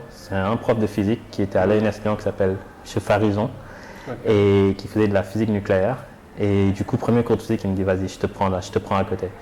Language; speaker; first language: French; non-native, local second language; Wolof